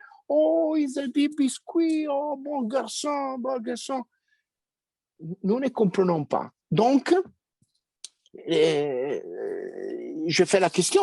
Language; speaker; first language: French; non-native, fluent; Italian